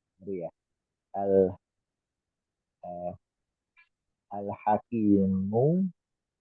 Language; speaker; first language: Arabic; non-native, learner; Indonesian